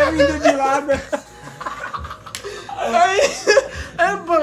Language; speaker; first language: English; non-native, learner; Portuguese